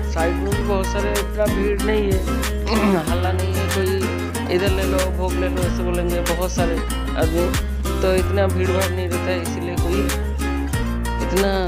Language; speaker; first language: Hindi; non-native, local second language; Odia